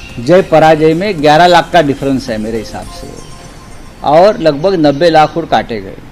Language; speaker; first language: Hindi; non-native, local second language; Marathi